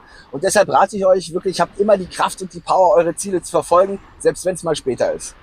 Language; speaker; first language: German; native; German